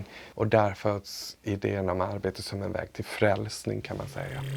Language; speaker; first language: Swedish; native; Swedish